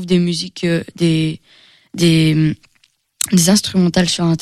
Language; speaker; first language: French; early bilingual, other home language; Portuguese